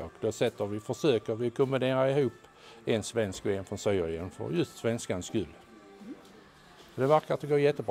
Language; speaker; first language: Swedish; native; Swedish